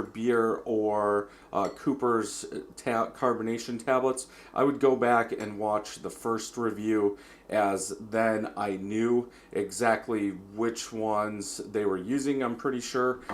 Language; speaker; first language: English; native; English